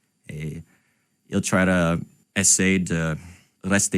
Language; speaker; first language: French; non-native, local second language; English